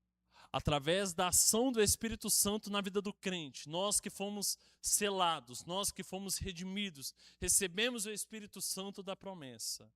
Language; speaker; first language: Portuguese; native; Portuguese